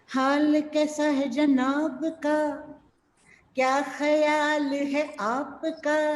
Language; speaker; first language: Hindi; non-native, local second language; Marathi